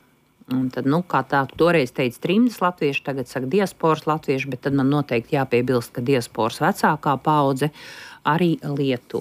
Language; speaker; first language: Latvian; native; Latvian